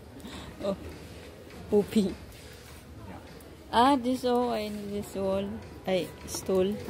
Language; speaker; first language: English; non-native, learner; Filipino